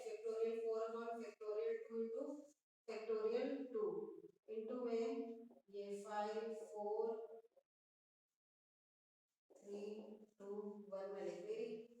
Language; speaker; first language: Hindi; native; Hindi